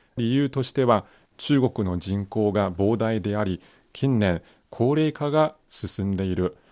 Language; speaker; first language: Japanese; non-native, fluent; Chinese